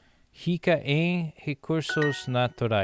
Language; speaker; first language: Portuguese; non-native, learner; English